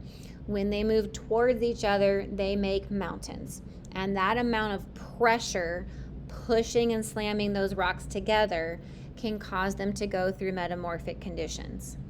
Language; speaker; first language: English; native; English